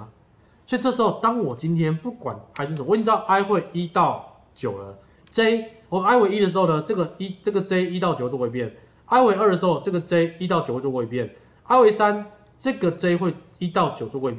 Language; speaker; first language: Chinese; native; Chinese